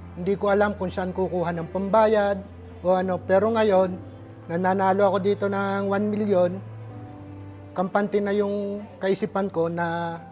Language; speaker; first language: Filipino; native; Filipino